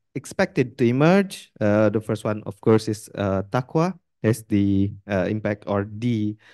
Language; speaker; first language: English; non-native, fluent; Indonesian